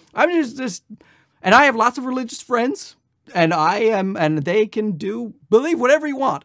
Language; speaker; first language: English; native; English